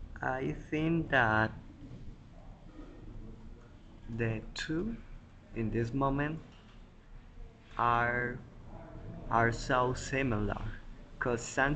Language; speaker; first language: English; non-native, learner; Spanish